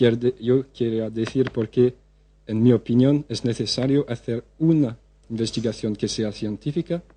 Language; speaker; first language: Spanish; non-native, fluent; French